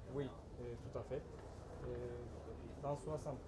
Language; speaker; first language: French; non-native, fluent; Turkish